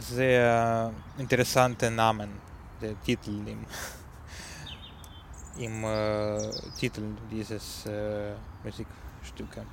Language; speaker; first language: German; non-native, learner; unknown